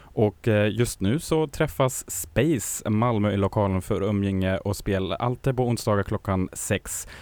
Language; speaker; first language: Swedish; non-native, fluent; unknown